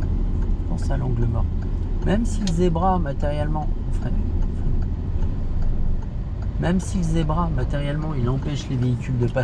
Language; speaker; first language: French; native; French